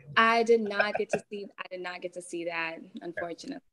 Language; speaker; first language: English; native; English